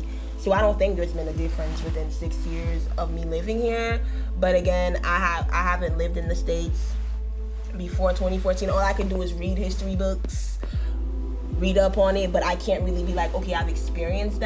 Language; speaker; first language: English; non-native, fluent; French